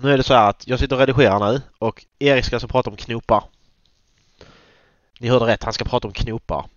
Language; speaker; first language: Swedish; native; Swedish